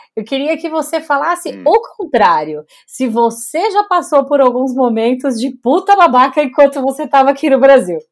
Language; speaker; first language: Portuguese; native; Portuguese